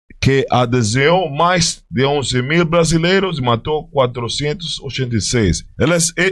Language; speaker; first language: Portuguese; non-native, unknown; Spanish